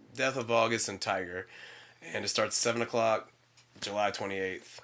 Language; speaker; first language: English; native; English